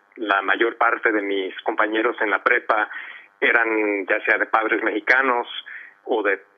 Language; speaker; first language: Spanish; early bilingual, heritage; Spanish